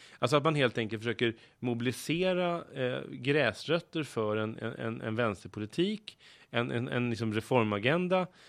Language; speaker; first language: Swedish; native; Swedish